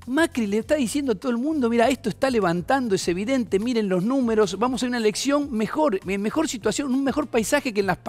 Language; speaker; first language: Spanish; native; Spanish